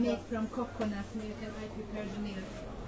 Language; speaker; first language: English; non-native, learner; Hungarian